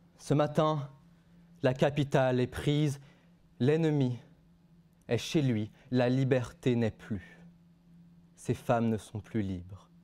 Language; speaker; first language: French; native; French